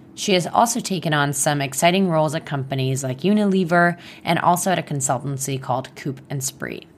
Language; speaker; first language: English; non-native, fluent; Hebrew